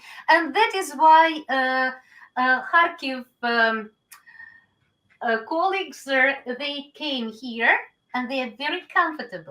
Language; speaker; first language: English; non-native, learner; Ukrainian